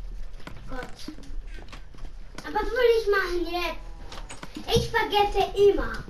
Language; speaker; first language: German; non-native, learner; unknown